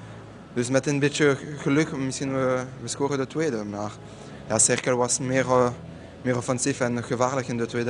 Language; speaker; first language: Dutch; non-native, local second language; French